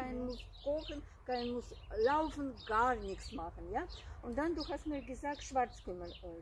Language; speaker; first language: German; non-native, learner; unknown